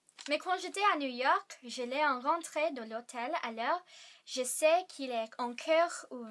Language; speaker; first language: French; non-native, learner; English